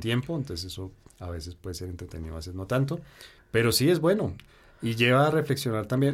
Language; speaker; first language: Spanish; native; Spanish